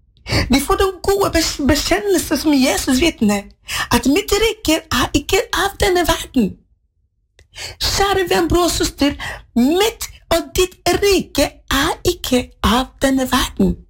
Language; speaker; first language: Swedish; non-native, learner; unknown